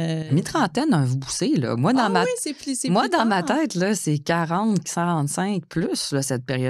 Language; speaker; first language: French; native; French